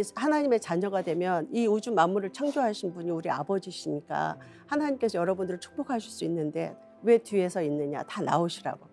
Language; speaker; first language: Korean; native; Korean